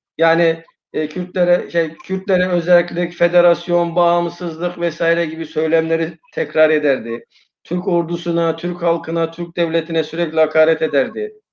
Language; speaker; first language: Turkish; non-native, fluent; Uyghur